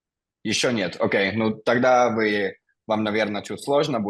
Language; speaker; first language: Russian; non-native, fluent; Finnish